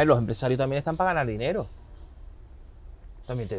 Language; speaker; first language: Spanish; native; Spanish